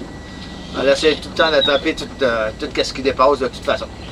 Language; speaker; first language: French; native; French